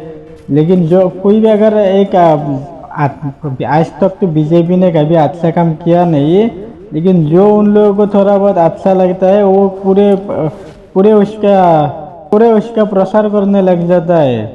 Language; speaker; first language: Hindi; non-native, local second language; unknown